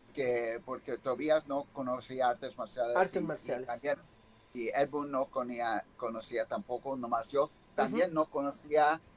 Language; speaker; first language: Spanish; early bilingual, heritage; Spanish